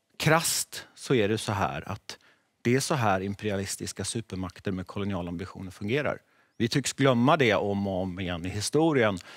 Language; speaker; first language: Swedish; early bilingual, other home language; Czech